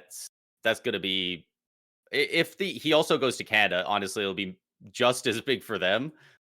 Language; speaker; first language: English; native; English